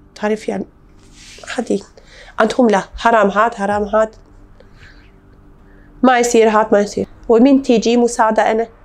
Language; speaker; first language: Arabic; non-native, learner; German